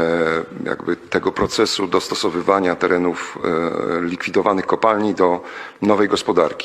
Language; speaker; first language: Polish; native; Polish